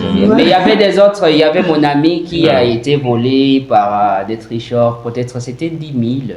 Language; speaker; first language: French; non-native, fluent; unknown